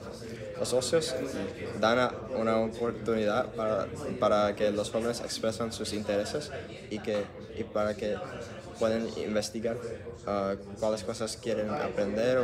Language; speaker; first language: Spanish; non-native, learner; English